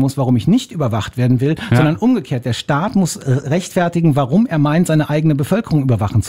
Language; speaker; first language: German; native; German